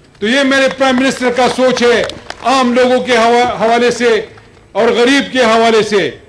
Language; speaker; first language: Urdu; non-native, local second language; Pashto